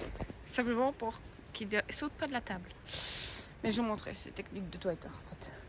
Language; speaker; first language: French; native; French